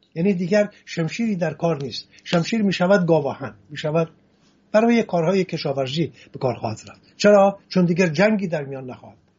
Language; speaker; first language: Persian; non-native, local second language; Assyrian Neo-Aramaic